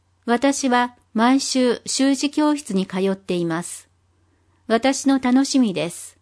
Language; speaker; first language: Japanese; non-native, fluent; English